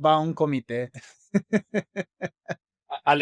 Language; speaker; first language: Spanish; non-native, fluent; English